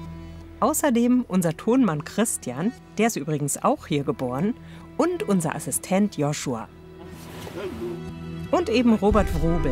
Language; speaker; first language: German; native; German